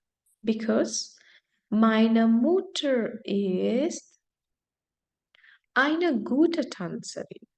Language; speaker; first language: German; non-native, fluent; Hindi